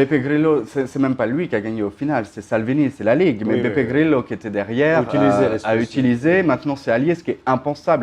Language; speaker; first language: French; native; French